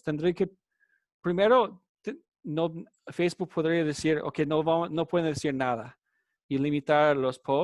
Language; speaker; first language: Spanish; non-native, fluent; English